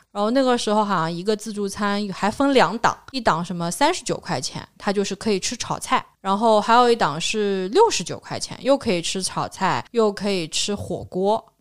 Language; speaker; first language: Chinese; native; Chinese